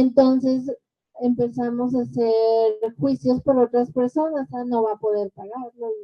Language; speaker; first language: Spanish; native; Spanish